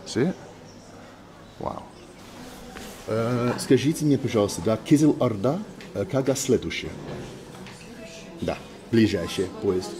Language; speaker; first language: Russian; non-native, learner; English